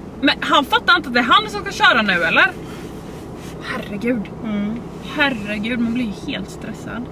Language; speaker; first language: Swedish; native; Swedish